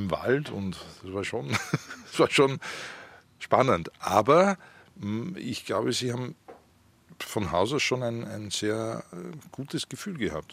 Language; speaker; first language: German; native; German